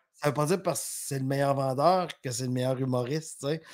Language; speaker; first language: French; native; French